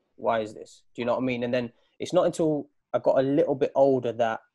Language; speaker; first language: English; native; English